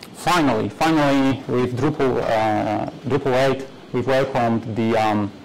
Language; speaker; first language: English; non-native, fluent; Polish